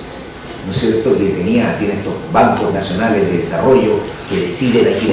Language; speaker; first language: Spanish; native; Spanish